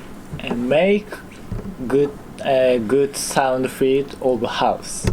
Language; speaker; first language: English; non-native, learner; Japanese